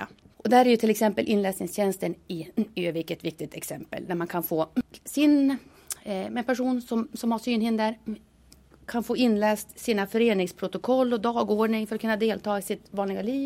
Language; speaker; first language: Swedish; native; Swedish